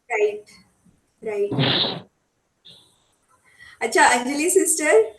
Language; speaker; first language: Hindi; native; Hindi